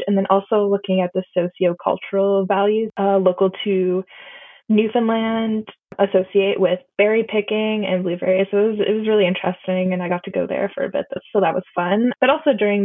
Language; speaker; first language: English; native; English